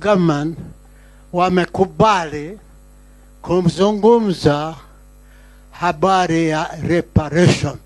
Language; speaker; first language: Swahili; non-native, local second language; Kikuyu